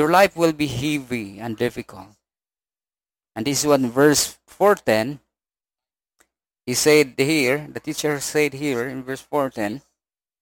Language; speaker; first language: English; non-native, local second language; Cebuano